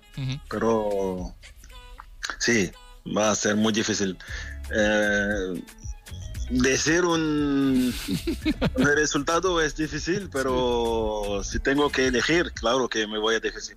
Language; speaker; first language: Spanish; non-native, fluent; French